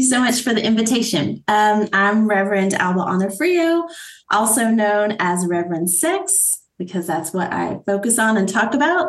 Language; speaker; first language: English; native; English